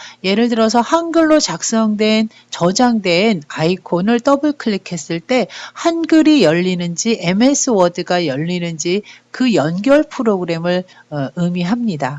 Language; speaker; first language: Korean; native; Korean